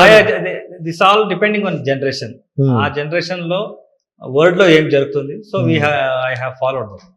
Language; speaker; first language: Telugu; non-native, learner; Kannada